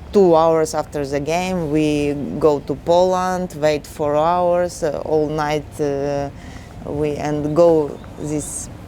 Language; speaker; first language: English; non-native, learner; Ukrainian